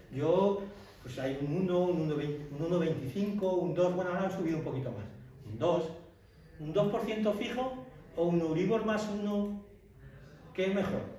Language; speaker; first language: Spanish; native; Spanish